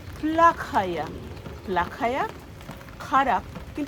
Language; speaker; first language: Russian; non-native, fluent; Bangla